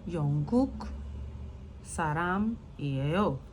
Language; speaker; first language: Korean; non-native, learner; English